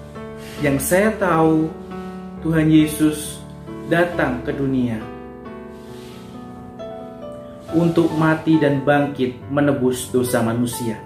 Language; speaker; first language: Indonesian; native; Indonesian